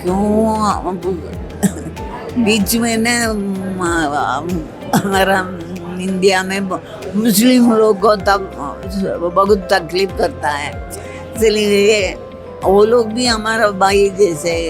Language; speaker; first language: Hindi; non-native, local second language; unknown